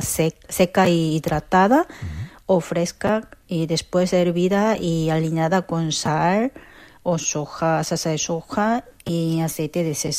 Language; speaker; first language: Spanish; non-native, fluent; Korean